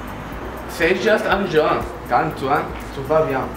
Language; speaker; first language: French; non-native, learner; Spanish